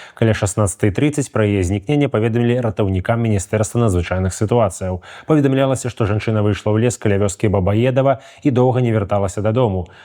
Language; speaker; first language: Belarusian; native; Belarusian